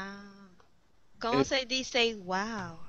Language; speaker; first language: Spanish; non-native, learner; English